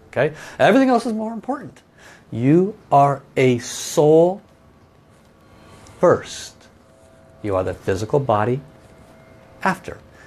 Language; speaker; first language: English; native; English